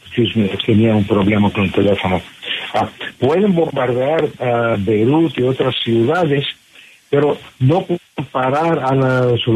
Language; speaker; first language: Spanish; non-native, fluent; English